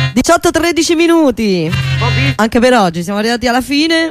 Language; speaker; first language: Italian; native; Italian